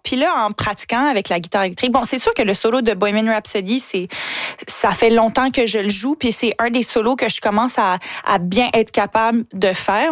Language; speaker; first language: French; native; French